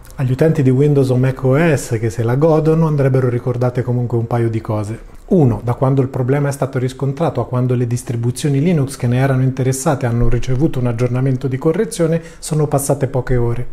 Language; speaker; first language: Italian; native; Italian